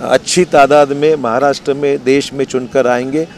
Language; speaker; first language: Hindi; non-native, local second language; Marathi